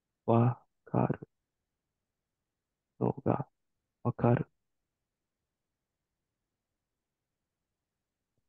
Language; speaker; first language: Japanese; non-native, learner; English